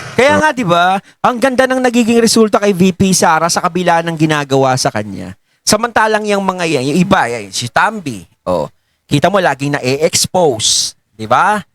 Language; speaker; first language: Filipino; native; Filipino